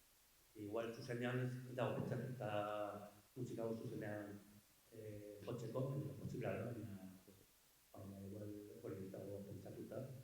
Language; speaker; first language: Basque; non-native, local second language; Spanish